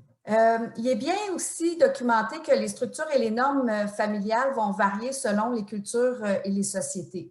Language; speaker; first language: French; native; French